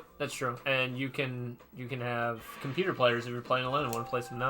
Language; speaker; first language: English; native; English